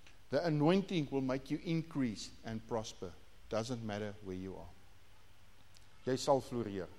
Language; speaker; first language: English; non-native, local second language; Afrikaans